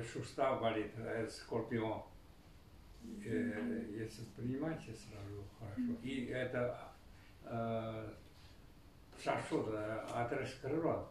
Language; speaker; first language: Russian; non-native, learner; Chinese